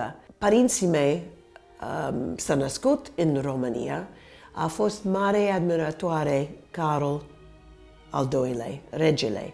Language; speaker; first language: Romanian; early bilingual, heritage; Romanian